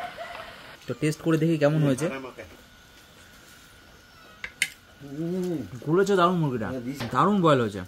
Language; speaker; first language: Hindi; non-native, local second language; Bangla